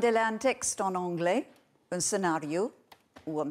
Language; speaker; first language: French; non-native, fluent; English